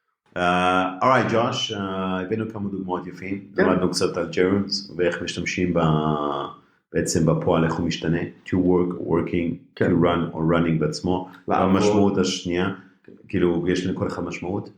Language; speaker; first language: Hebrew; native; Hebrew